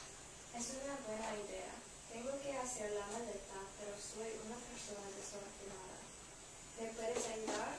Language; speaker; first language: Spanish; non-native, learner; English